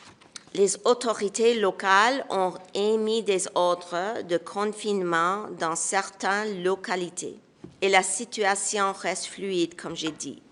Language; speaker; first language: French; non-native, local second language; English